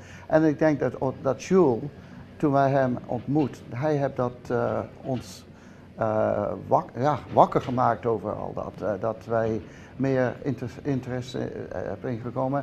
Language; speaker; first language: Dutch; early bilingual, heritage; Dutch